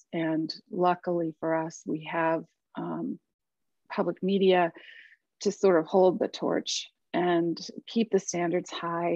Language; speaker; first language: English; native; English